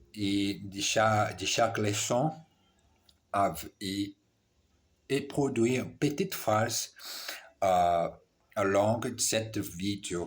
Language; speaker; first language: French; non-native, learner; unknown